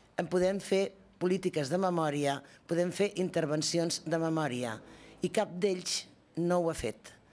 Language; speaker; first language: Catalan; native; Catalan